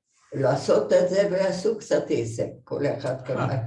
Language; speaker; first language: Hebrew; non-native, fluent; Hungarian